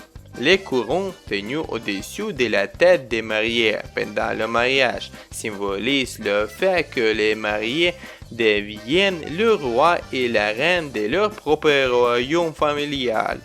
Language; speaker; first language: French; non-native, fluent; Ukrainian